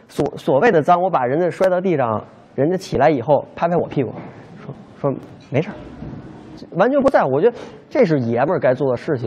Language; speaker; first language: Chinese; native; Chinese